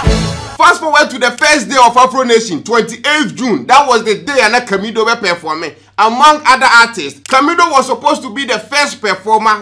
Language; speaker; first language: English; non-native, local second language; Akan